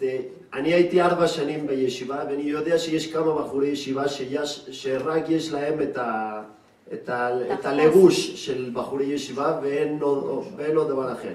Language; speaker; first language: Hebrew; non-native, fluent; Spanish